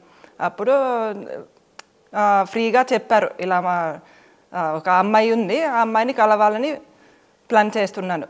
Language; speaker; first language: Telugu; non-native, fluent; Finnish